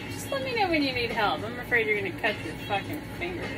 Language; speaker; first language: English; native; English